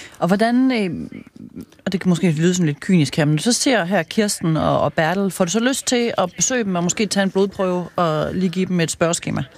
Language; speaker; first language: Danish; native; Danish